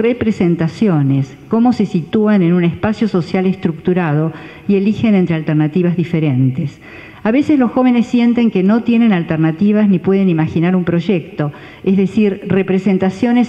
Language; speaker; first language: Spanish; native; Spanish